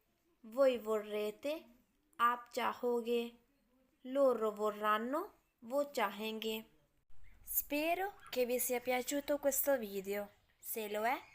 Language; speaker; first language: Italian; non-native, fluent; Urdu